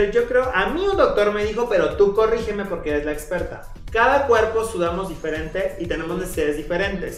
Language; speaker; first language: Spanish; native; Spanish